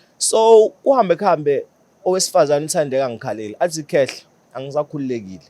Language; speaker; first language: Zulu; native; Zulu